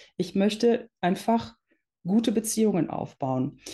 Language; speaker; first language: German; early bilingual, other home language; Dutch